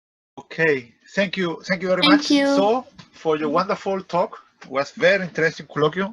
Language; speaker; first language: English; non-native, fluent; Spanish